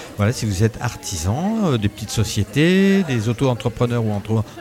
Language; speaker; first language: French; non-native, fluent; Spanish